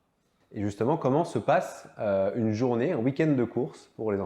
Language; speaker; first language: French; native; French